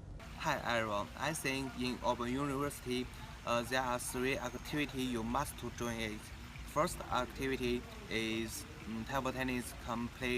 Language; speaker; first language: English; non-native, learner; Chinese